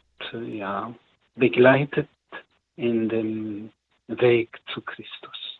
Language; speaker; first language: German; non-native, learner; Arabic